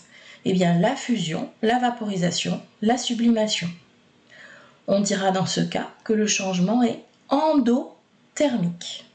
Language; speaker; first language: French; native; French